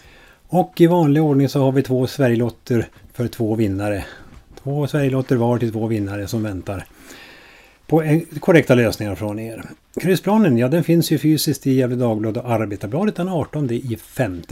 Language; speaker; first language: Swedish; native; Swedish